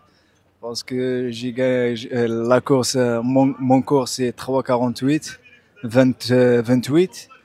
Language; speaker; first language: French; non-native, local second language; Arabic